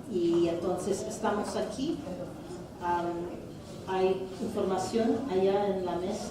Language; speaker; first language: Spanish; non-native, fluent; English